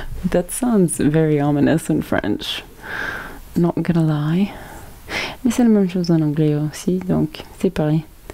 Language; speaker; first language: French; non-native, fluent; English